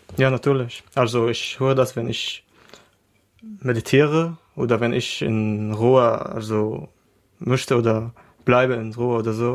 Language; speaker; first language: German; non-native, learner; Arabic